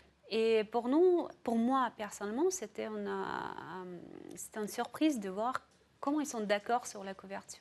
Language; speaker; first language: French; non-native, fluent; Russian